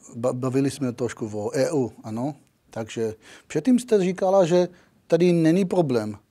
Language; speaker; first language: Czech; non-native, learner; Hebrew